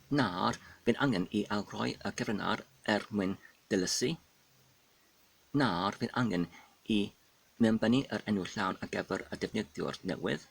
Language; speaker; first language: Welsh; non-native, fluent; English